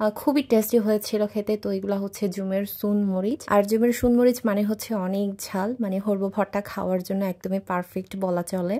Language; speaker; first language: Bangla; non-native, local second language; Chakma